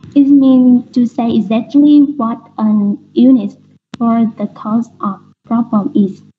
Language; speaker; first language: English; non-native, learner; Vietnamese